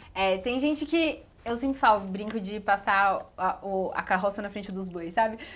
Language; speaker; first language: Portuguese; native; Portuguese